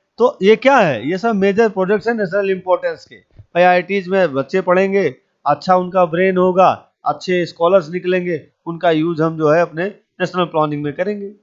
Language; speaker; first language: Hindi; native; Hindi